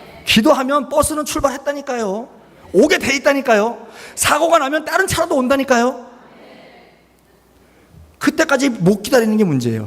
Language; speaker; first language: Korean; native; Korean